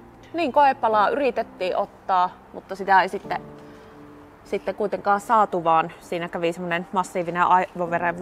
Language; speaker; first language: Finnish; native; Finnish